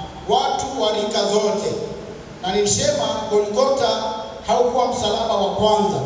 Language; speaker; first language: Swahili; native; Swahili